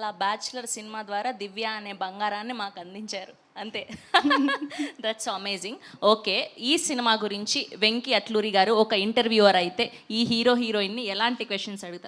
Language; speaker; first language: Telugu; native; Telugu